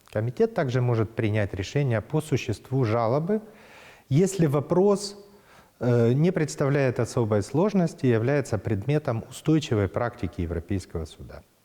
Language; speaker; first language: Russian; native; Russian